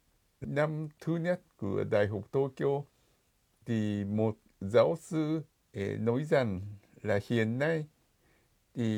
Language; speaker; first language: Vietnamese; non-native, fluent; Japanese